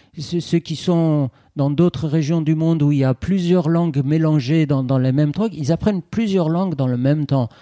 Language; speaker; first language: French; non-native, fluent; Persian